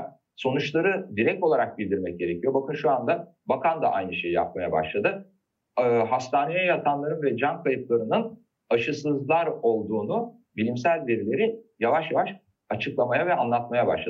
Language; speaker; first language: Turkish; native; Turkish